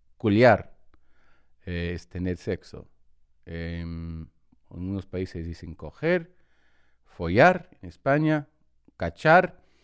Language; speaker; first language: Spanish; early bilingual, heritage; Spanish